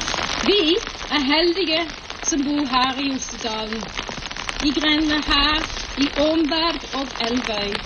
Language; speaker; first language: Norwegian; non-native, fluent; English